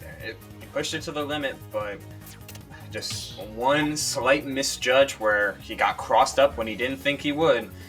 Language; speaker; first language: English; native; English